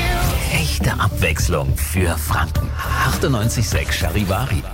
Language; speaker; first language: German; native; German